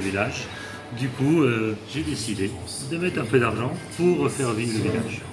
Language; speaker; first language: French; native; French